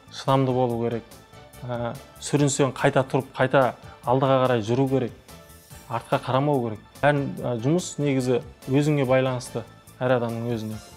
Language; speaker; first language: Kazakh; early bilingual, heritage; Kazakh